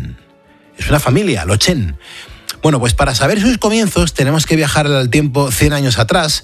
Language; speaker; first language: Spanish; native; Spanish